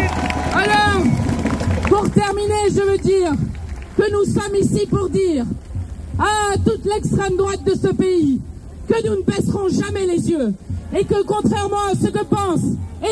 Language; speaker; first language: French; native; French